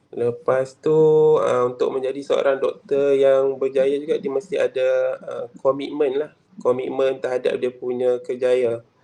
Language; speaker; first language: Malay; native; Malay